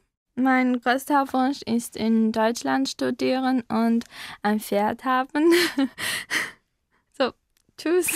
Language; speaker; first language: German; non-native, learner; Armenian